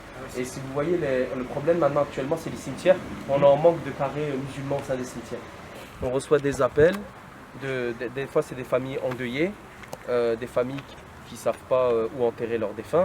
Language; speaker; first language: French; native; French